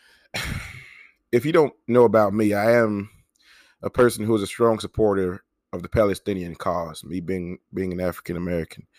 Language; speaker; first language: English; native; English